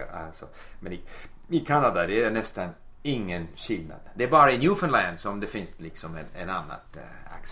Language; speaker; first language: Swedish; non-native, fluent; English